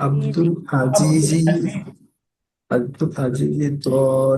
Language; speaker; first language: Arabic; non-native, learner; Bangla